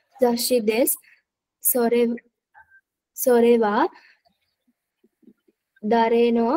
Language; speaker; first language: Japanese; non-native, learner; Sinhala